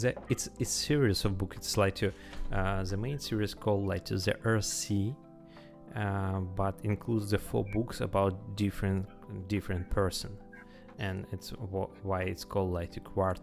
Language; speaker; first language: English; non-native, learner; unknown